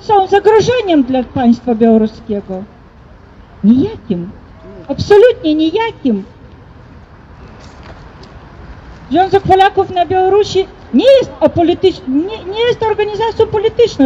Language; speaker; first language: Polish; early bilingual, heritage; Polish